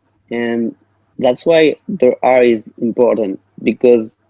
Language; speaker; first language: English; non-native, learner; French